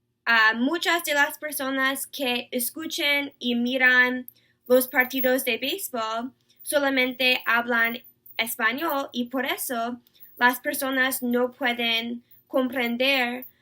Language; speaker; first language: Spanish; non-native, learner; English